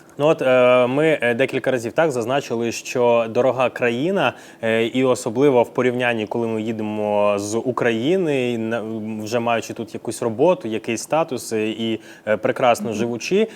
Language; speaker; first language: Ukrainian; native; Ukrainian